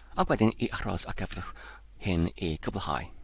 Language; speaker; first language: Welsh; non-native, learner; Polish